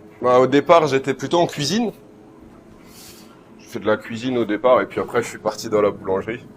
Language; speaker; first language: French; native; French